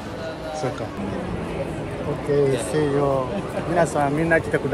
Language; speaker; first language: Japanese; non-native, learner; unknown